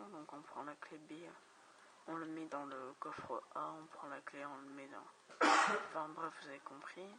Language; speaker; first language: French; native; French